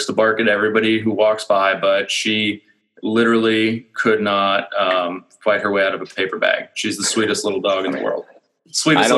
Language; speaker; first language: English; native; English